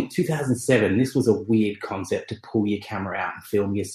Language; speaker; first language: English; native; English